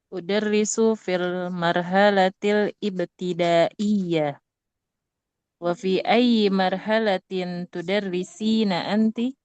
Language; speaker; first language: Arabic; non-native, learner; Indonesian